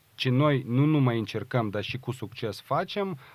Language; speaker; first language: Romanian; non-native, local second language; Russian